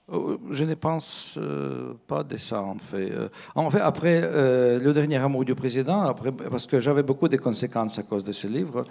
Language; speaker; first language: French; non-native, fluent; Russian